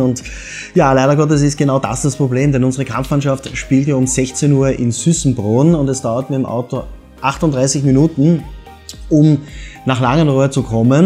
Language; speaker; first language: German; native; German